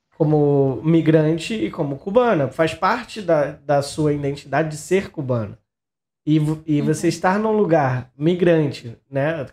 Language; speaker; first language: Portuguese; native; Portuguese